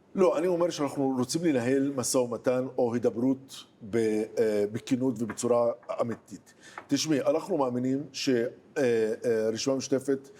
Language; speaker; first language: Hebrew; non-native, local second language; Arabic